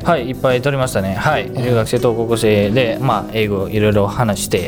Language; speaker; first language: Japanese; non-native, fluent; Indonesian